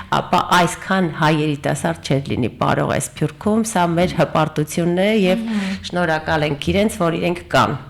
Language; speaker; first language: Armenian; native; Armenian